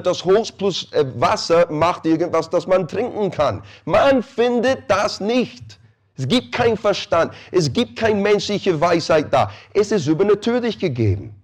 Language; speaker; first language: German; non-native, fluent; English